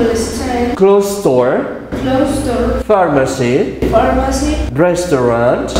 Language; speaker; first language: English; non-native, fluent; Spanish